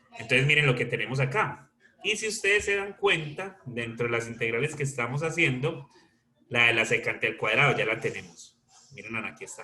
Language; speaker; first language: Spanish; native; Spanish